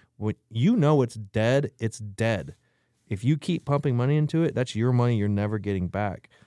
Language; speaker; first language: English; native; English